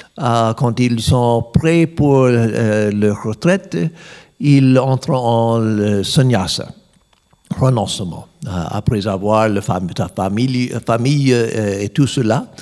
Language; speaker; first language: French; non-native, learner; English